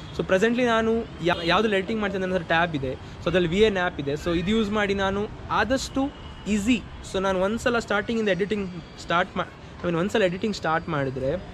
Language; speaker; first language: Kannada; non-native, local second language; Konkani